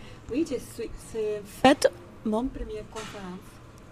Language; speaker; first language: French; non-native, learner; Spanish